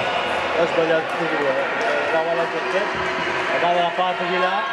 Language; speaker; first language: Italian; native; Italian